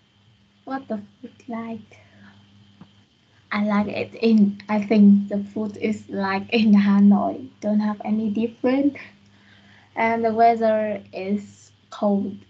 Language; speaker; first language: English; non-native, learner; Vietnamese